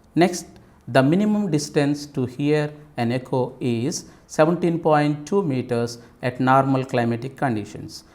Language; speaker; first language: English; non-native, local second language; Telugu